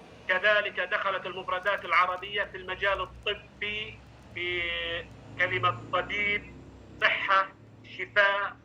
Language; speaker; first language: Arabic; non-native, fluent; Indonesian